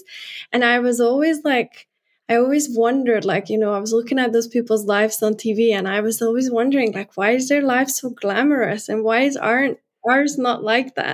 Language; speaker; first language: English; non-native, fluent; Hungarian